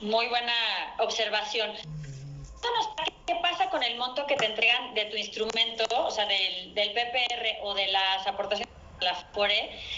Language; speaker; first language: Spanish; native; Spanish